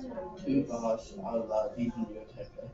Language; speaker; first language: Spanish; non-native, learner; English